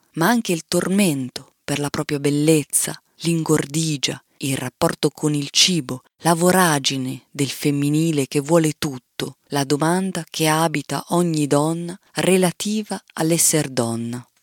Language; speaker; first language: Italian; native; Italian